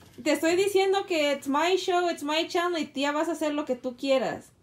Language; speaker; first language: Spanish; early bilingual, heritage; Spanish